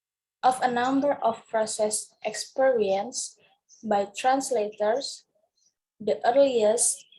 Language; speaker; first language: English; non-native, learner; Indonesian